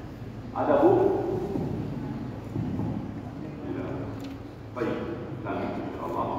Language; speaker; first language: Indonesian; non-native, learner; Arabic